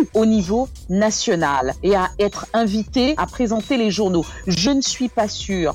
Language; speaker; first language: French; native; French